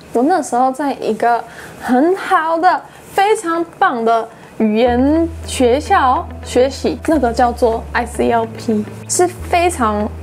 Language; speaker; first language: Chinese; non-native, fluent; English